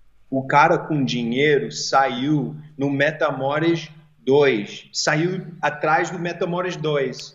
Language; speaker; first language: Portuguese; early bilingual, heritage; Portuguese